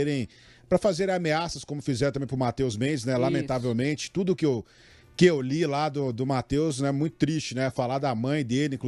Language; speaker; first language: Portuguese; native; Portuguese